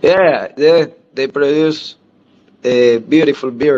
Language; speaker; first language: English; non-native, learner; Spanish